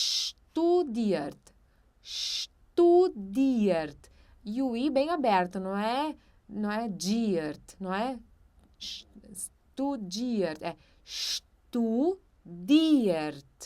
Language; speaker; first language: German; non-native, fluent; Portuguese